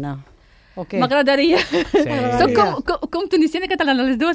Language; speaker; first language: Catalan; non-native, fluent; Arabic